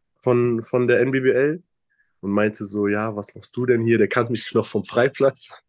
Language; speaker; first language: German; native; German